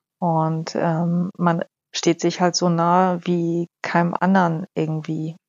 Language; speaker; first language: German; early bilingual, other home language; Polish